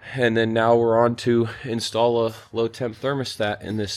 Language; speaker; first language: English; native; English